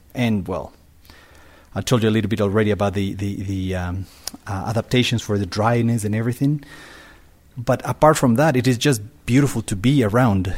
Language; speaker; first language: English; non-native, fluent; Spanish